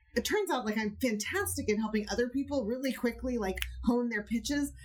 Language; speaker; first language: English; native; English